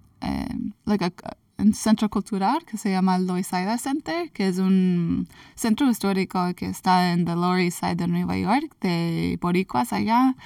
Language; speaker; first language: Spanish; early bilingual, heritage; English